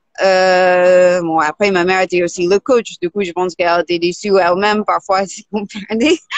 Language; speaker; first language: French; non-native, fluent; English